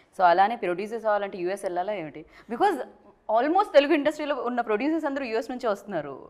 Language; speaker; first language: Telugu; native; Telugu